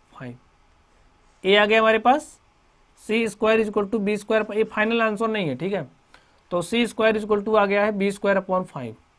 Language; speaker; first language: Hindi; native; Hindi